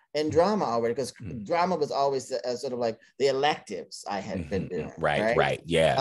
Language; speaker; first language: English; native; English